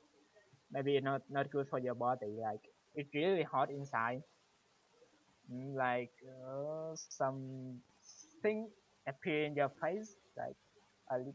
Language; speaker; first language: English; non-native, learner; Vietnamese